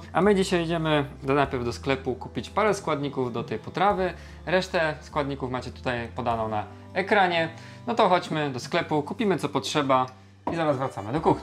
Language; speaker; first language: Polish; native; Polish